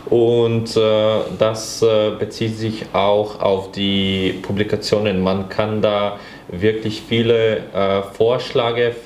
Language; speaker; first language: German; non-native, fluent; Bulgarian